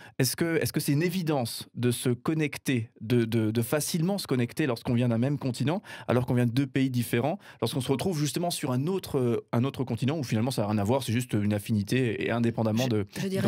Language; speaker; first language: French; native; French